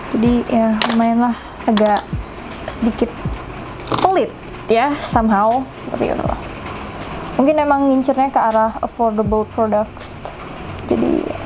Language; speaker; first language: English; non-native, fluent; Indonesian